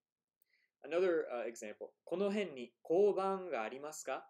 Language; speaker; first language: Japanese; non-native, fluent; English